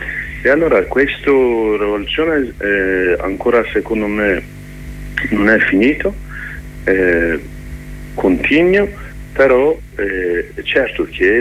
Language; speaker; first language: Italian; non-native, learner; Kurdish